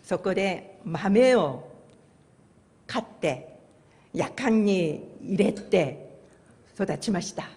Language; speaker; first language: Japanese; non-native, fluent; Korean